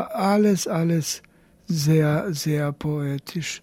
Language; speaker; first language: German; non-native, learner; Polish